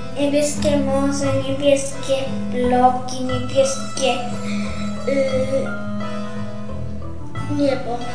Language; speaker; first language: Polish; non-native, local second language; Romany